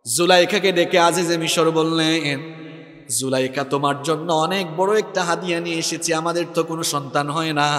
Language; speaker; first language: Bangla; native; Bangla